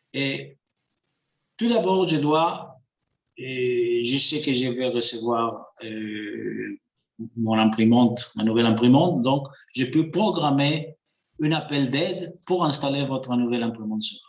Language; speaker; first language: French; non-native, fluent; Spanish